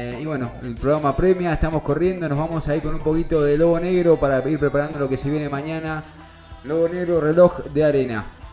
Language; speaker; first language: Spanish; native; Spanish